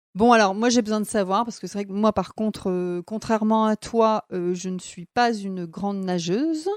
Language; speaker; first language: French; native; French